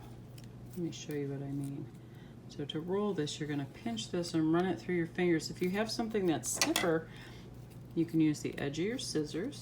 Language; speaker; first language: English; native; English